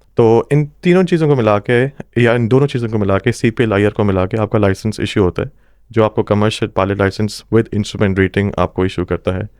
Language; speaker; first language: Urdu; non-native, local second language; Punjabi